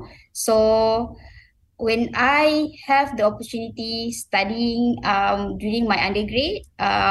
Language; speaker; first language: English; non-native, local second language; Malay